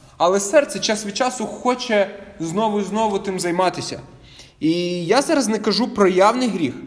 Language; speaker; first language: Ukrainian; non-native, local second language; Russian